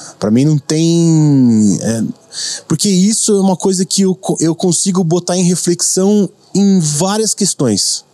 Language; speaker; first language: Portuguese; native; Portuguese